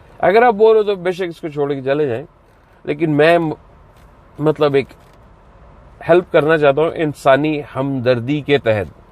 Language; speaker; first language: Urdu; native; Urdu